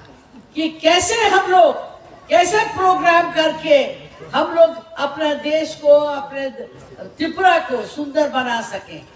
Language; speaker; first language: Hindi; non-native, local second language; Bangla